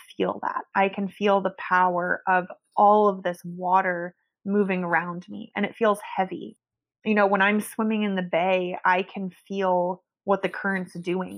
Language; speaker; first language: English; native; English